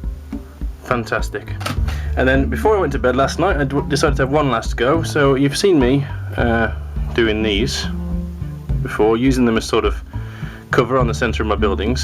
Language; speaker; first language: English; native; English